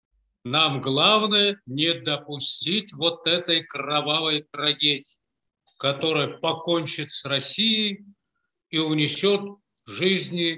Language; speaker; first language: Russian; native; Russian